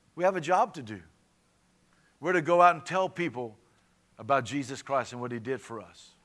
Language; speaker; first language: English; native; English